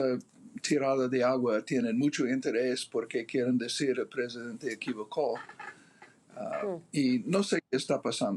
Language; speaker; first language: Spanish; non-native, fluent; English